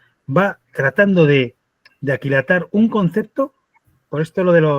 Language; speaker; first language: Spanish; native; Spanish